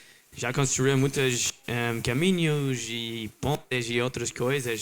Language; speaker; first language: Portuguese; non-native, learner; English